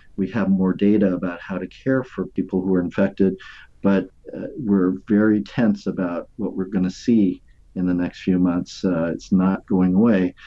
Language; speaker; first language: English; native; English